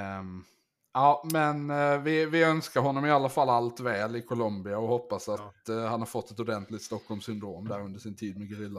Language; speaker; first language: Swedish; native; Swedish